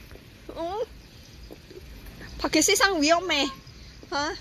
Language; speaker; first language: Korean; non-native, fluent; Cantonese